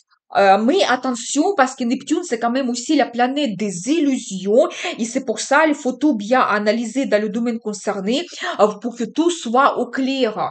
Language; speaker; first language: French; non-native, fluent; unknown